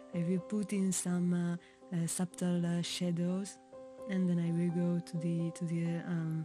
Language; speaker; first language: English; non-native, fluent; Hungarian